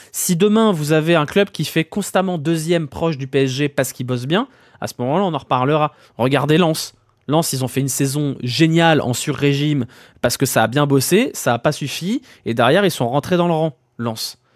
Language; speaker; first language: French; native; French